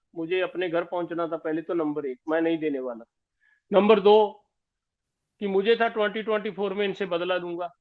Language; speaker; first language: Hindi; non-native, local second language; Punjabi